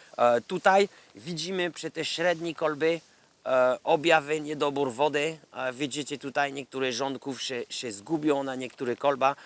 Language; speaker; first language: Polish; non-native, learner; French